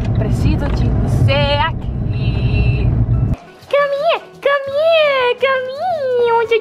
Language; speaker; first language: Portuguese; non-native, learner; Dutch